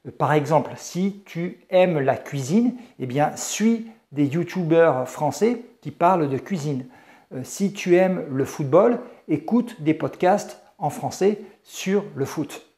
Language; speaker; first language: French; native; French